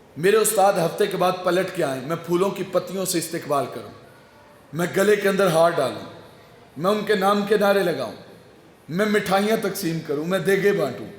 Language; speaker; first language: Urdu; non-native, local second language; Punjabi